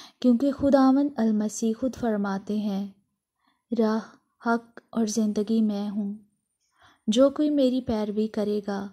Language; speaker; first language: Urdu; non-native, local second language; Punjabi